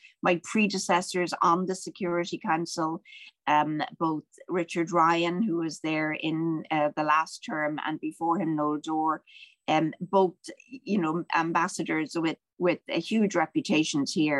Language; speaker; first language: English; native; English